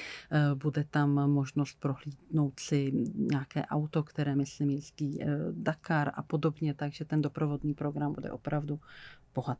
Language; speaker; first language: Czech; native; Czech